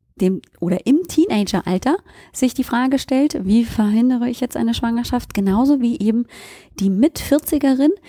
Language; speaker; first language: German; native; German